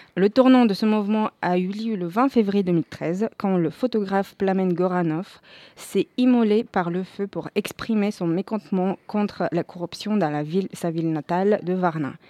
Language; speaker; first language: French; non-native, fluent; Spanish